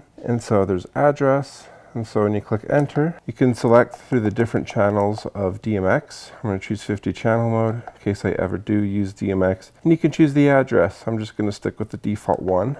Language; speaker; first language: English; native; English